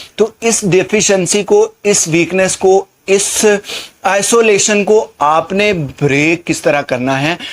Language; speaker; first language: Hindi; non-native, local second language; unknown